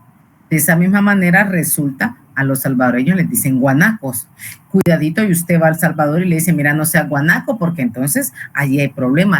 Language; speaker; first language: Spanish; native; Spanish